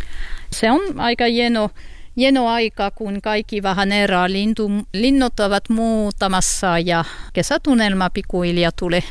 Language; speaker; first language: Finnish; non-native, learner; French